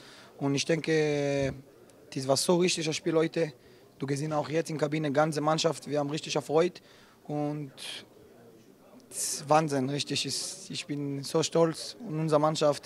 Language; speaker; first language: German; non-native, learner; Hebrew